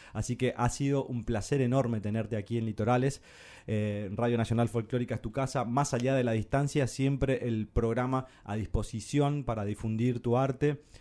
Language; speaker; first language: Spanish; native; Spanish